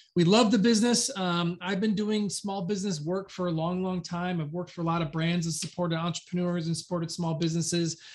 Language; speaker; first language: English; native; English